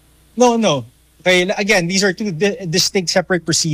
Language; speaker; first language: English; non-native, local second language; Filipino